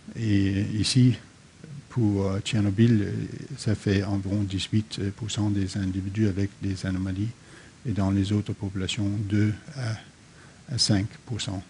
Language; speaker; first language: French; non-native, fluent; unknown